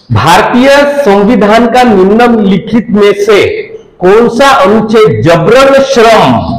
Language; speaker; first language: Hindi; non-native, local second language; Marathi